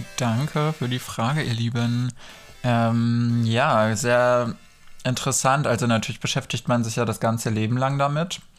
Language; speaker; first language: German; early bilingual, other home language; Polish